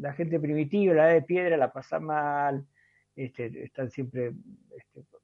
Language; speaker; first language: Spanish; native; Spanish